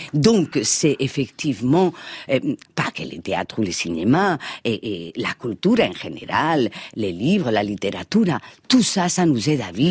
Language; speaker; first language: French; non-native, fluent; Spanish